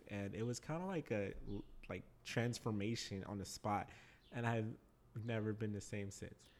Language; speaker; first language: English; native; English